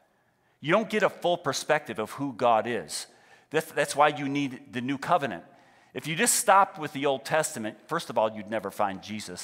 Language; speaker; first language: English; native; English